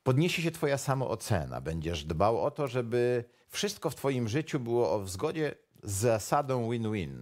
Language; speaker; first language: Polish; native; Polish